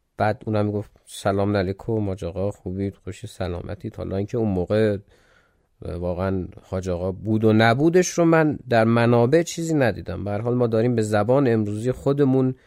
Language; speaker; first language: Persian; non-native, local second language; Azerbaijani